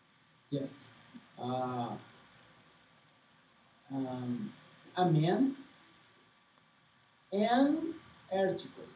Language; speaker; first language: English; non-native, learner; Portuguese